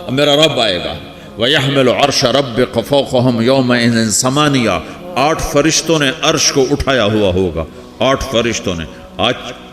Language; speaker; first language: Urdu; non-native, local second language; Punjabi